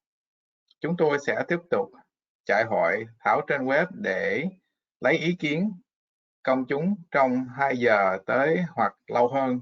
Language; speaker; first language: Vietnamese; non-native, fluent; English